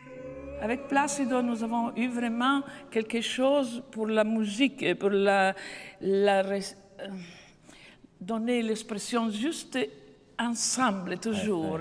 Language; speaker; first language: French; non-native, fluent; Italian